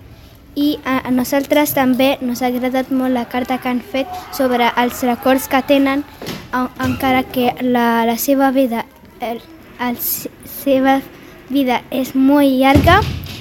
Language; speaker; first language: Catalan; non-native, learner; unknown